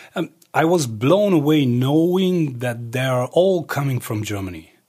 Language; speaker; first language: English; early bilingual, other home language; Croatian